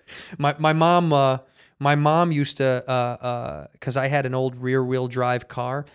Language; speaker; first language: English; native; English